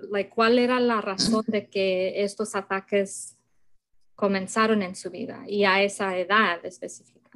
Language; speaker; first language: Spanish; early bilingual, heritage; Spanish